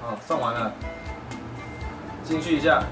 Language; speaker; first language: Chinese; native; Chinese